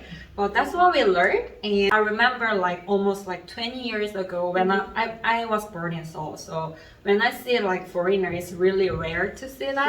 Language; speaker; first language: English; non-native, fluent; Korean